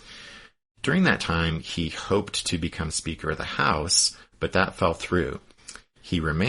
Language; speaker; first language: English; native; English